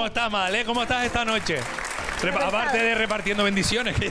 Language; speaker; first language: Spanish; native; Spanish